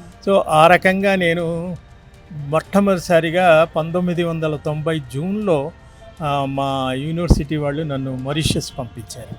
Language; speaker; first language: Telugu; native; Telugu